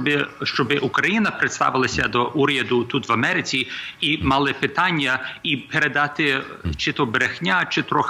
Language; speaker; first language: Ukrainian; early bilingual, heritage; Ukrainian